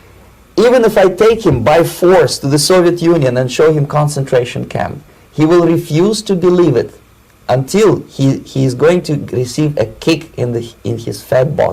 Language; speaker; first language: English; non-native, fluent; Russian